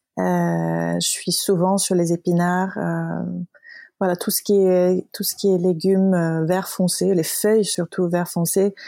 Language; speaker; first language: French; non-native, fluent; Swedish